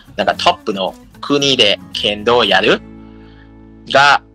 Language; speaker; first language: Japanese; non-native, learner; Thai